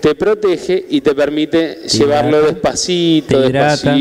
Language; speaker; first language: Spanish; native; Spanish